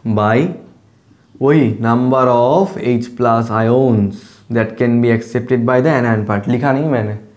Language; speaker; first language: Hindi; non-native, local second language; Bangla